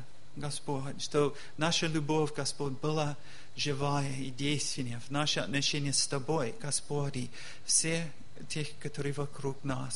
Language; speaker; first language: Russian; non-native, learner; English